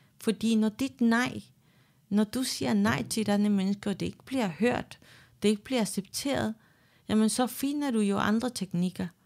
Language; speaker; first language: Danish; non-native, fluent; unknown